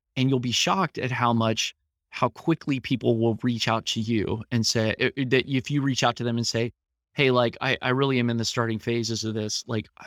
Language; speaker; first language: English; native; English